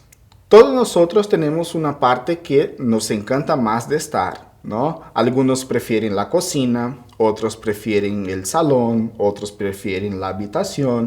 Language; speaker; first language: Spanish; non-native, fluent; Portuguese